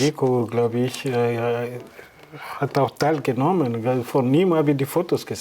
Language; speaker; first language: German; non-native, learner; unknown